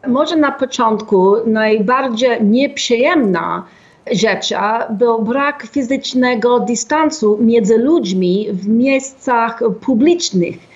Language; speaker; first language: Polish; non-native, fluent; English